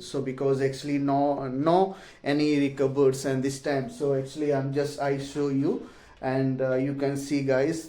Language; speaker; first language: English; non-native, learner; Hindi